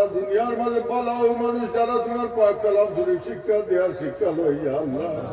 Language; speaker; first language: Urdu; non-native, local second language; Bangla